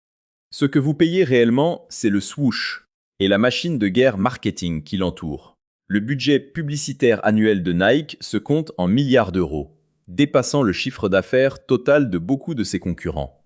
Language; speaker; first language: French; native; French